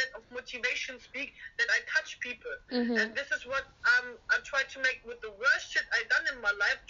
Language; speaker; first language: English; non-native, fluent; German